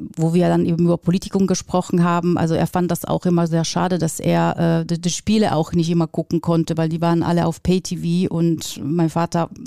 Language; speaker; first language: German; non-native, fluent; Italian